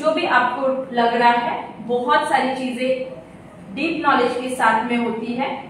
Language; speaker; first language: Hindi; non-native, local second language; Gujarati